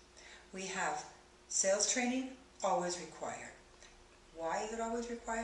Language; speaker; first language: English; native; English